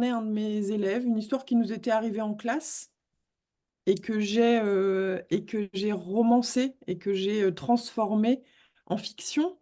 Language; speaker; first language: French; native; French